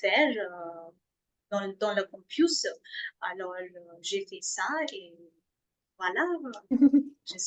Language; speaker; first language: French; non-native, fluent; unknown